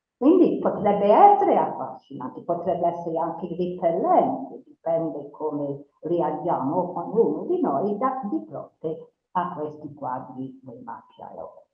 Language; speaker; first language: Italian; non-native, fluent; English